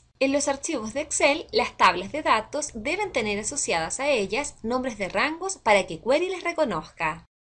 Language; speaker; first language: Spanish; native; Spanish